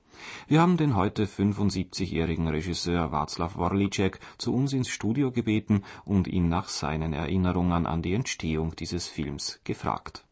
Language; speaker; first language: German; native; German